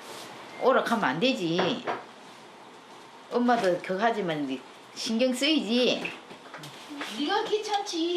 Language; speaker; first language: Korean; native; Korean